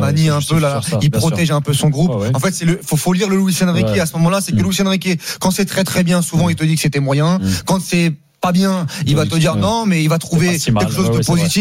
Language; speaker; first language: French; native; French